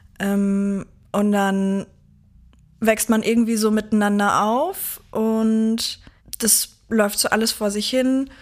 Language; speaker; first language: German; native; German